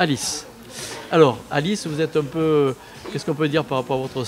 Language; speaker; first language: French; native; French